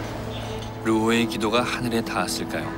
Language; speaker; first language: Korean; native; Korean